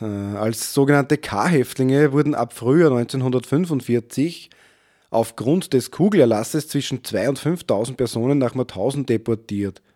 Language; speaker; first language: German; native; German